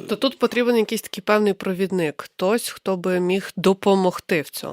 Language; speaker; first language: Ukrainian; native; Ukrainian